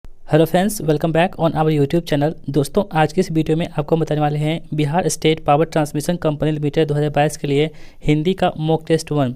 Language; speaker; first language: Hindi; native; Hindi